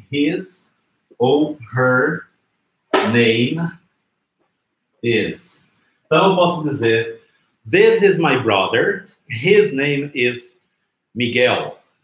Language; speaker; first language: English; non-native, fluent; Portuguese